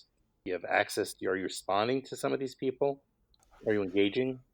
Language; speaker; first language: English; native; English